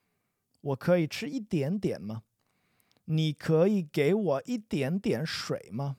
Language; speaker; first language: Chinese; non-native, fluent; English